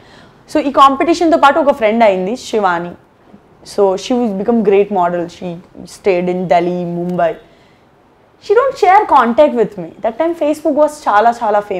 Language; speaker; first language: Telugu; non-native, learner; Gujarati